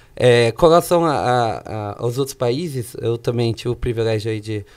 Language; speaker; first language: Portuguese; native; Portuguese